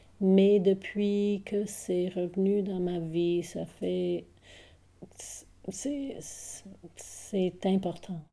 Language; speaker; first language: French; non-native, local second language; English